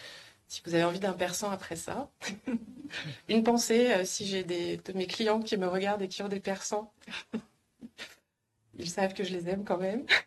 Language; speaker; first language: French; native; French